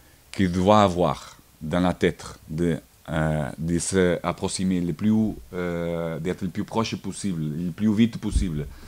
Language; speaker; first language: French; non-native, learner; Portuguese